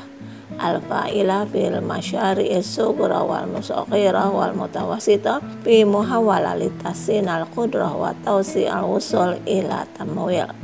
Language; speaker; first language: Arabic; non-native, fluent; Indonesian